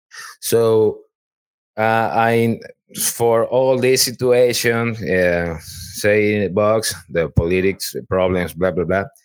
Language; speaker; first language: English; non-native, learner; Spanish